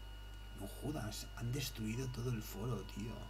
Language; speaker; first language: Spanish; native; Spanish